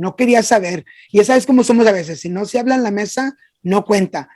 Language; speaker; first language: Spanish; early bilingual, heritage; Spanish